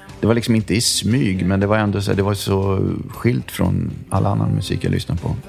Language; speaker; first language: Swedish; native; Swedish